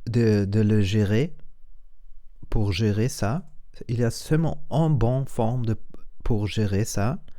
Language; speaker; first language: French; non-native, learner; Spanish